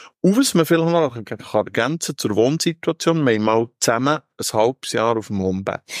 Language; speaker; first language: German; native; German